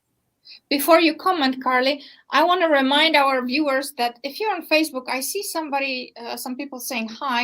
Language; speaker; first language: English; non-native, fluent; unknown